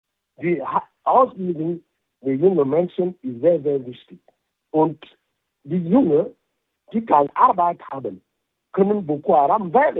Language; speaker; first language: German; non-native, fluent; French